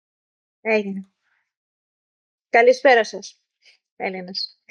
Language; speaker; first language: Greek; non-native, learner; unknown